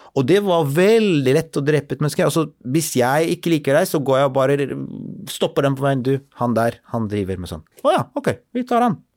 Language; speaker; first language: Norwegian; non-native, fluent; Arabic